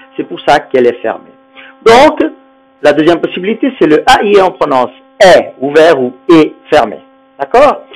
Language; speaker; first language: French; non-native, fluent; Spanish